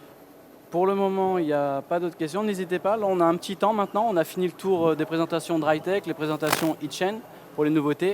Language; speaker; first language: French; native; French